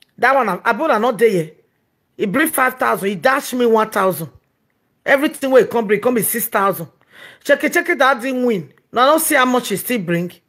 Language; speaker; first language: Nigerian Pidgin; non-native, local second language; Yoruba